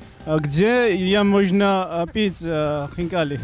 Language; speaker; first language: Russian; non-native, learner; Georgian